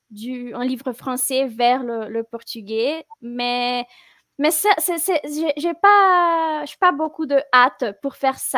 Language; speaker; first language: French; non-native, fluent; Portuguese